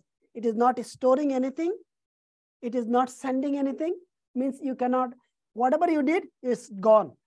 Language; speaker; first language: English; non-native, fluent; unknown